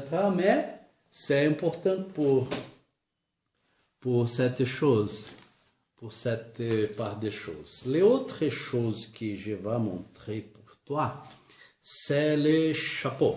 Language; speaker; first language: French; non-native, learner; Portuguese